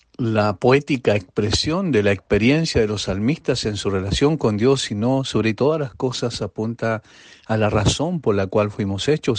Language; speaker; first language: Spanish; native; Spanish